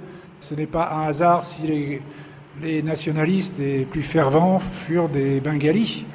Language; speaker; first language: French; native; French